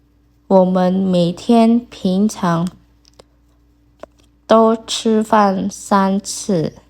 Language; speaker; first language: Chinese; non-native, fluent; Indonesian